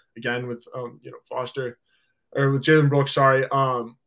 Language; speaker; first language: English; native; English